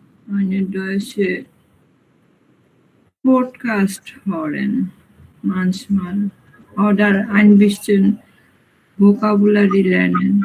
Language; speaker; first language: German; non-native, learner; Bangla